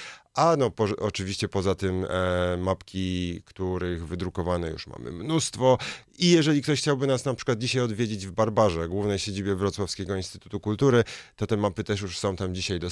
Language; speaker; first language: Polish; native; Polish